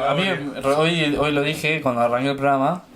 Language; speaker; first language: Spanish; native; Spanish